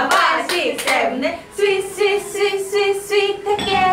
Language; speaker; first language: Korean; native; Korean